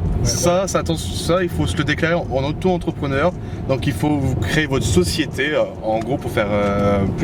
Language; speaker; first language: French; native; French